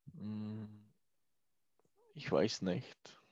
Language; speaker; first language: German; non-native, learner; Czech